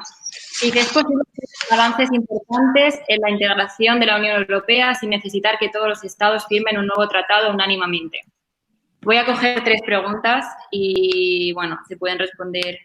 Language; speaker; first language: Spanish; native; Spanish